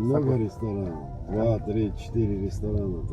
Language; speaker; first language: Russian; non-native, fluent; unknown